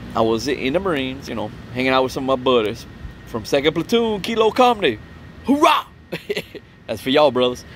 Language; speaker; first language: English; native; English